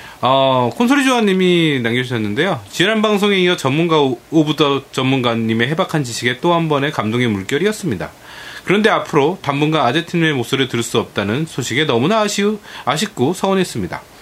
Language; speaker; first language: Korean; native; Korean